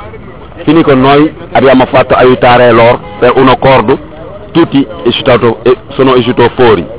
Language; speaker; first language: Italian; non-native, learner; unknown